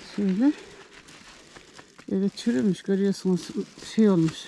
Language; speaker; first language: Turkish; native; Turkish